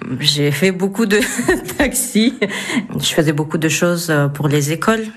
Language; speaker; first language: French; non-native, fluent; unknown